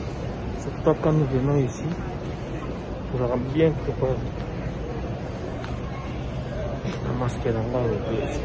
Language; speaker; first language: French; non-native, local second language; Lingala